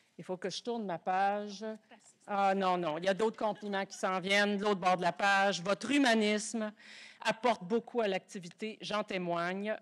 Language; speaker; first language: French; native; French